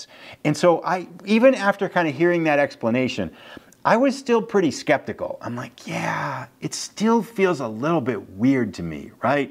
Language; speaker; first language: English; native; English